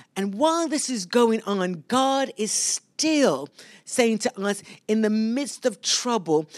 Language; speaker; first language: English; native; English